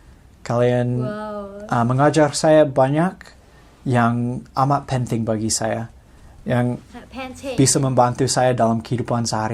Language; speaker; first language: Indonesian; non-native, fluent; English